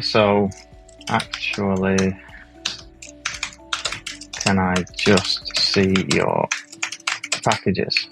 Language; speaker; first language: English; native; English